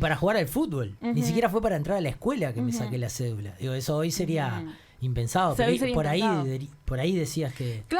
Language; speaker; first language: Spanish; native; Spanish